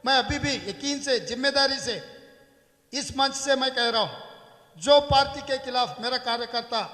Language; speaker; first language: Hindi; non-native, local second language; Telugu